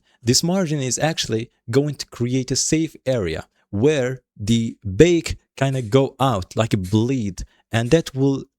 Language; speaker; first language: English; non-native, fluent; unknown